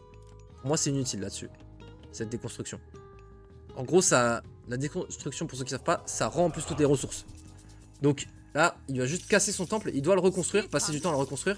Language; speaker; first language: French; native; French